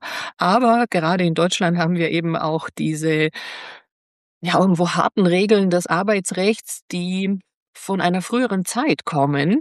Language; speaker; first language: German; native; German